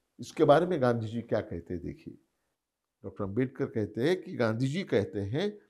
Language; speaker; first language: Hindi; non-native, local second language; Marathi